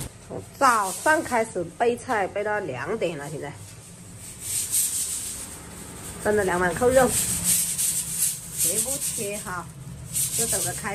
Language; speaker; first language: Chinese; native; Chinese